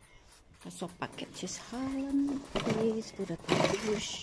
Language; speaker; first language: Dutch; non-native, learner; Indonesian